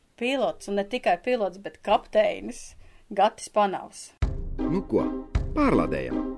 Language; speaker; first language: Latvian; native; Latvian